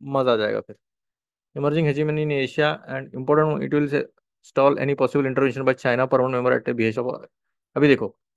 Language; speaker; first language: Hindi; non-native, local second language; Marathi